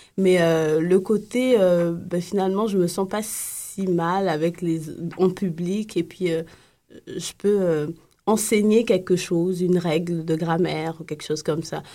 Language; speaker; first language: French; non-native, local second language; Lingala